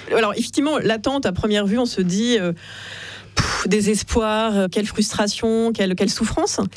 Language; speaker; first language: French; native; French